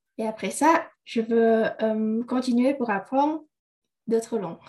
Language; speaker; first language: French; non-native, learner; Indonesian